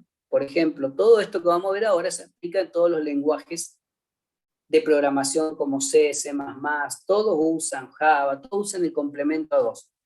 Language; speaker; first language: Spanish; native; Spanish